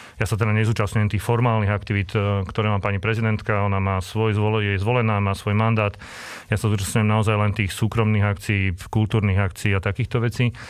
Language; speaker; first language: Slovak; native; Slovak